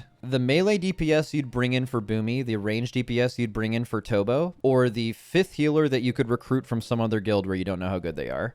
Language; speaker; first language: English; native; English